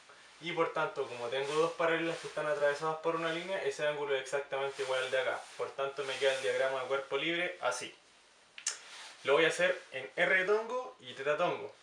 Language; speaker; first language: Spanish; native; Spanish